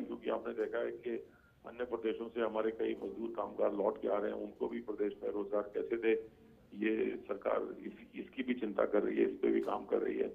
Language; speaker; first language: Hindi; native; Hindi